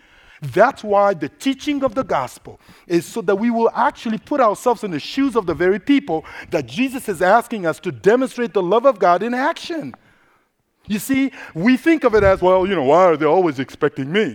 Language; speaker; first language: English; non-native, fluent; Sango